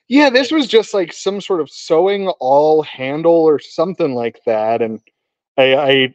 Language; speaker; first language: English; native; English